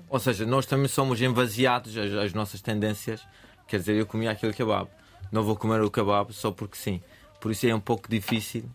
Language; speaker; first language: Portuguese; non-native, fluent; Persian